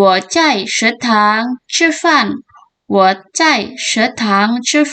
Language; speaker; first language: Chinese; non-native, fluent; Indonesian